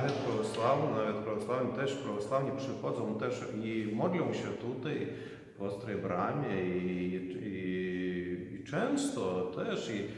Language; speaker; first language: Polish; non-native, local second language; Lithuanian